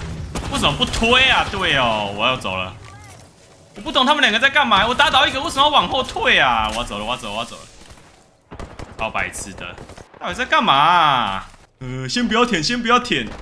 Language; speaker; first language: Chinese; native; Chinese